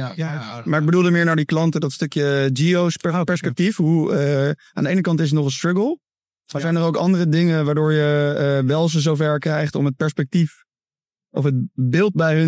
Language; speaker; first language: Dutch; native; Dutch